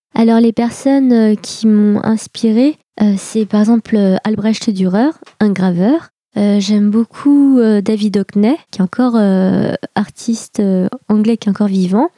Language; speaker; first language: French; native; French